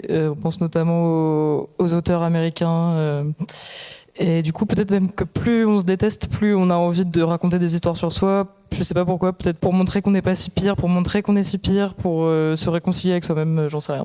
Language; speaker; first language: French; native; French